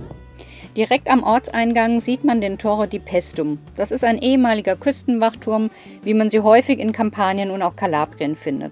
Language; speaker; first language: German; native; German